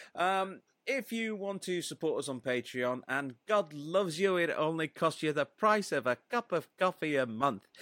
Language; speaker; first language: English; native; English